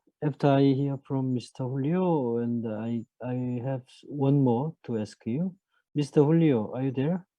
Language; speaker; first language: English; non-native, fluent; Korean